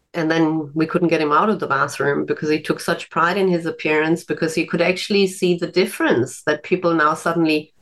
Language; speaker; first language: English; non-native, fluent; German